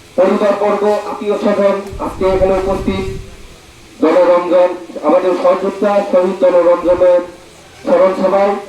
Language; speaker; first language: Bangla; non-native, local second language; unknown